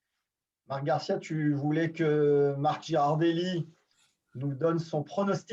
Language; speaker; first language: French; native; French